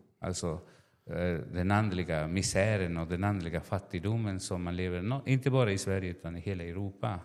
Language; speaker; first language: Swedish; non-native, fluent; Spanish